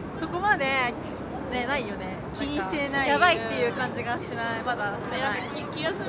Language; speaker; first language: Japanese; native; Japanese